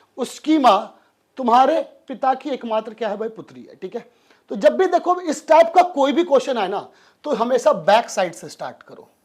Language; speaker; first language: Hindi; native; Hindi